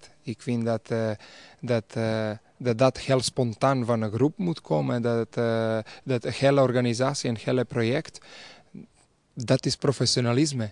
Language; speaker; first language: Dutch; non-native, fluent; Serbian